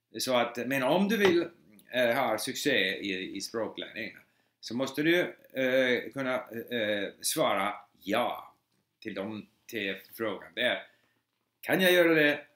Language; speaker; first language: Swedish; non-native, fluent; English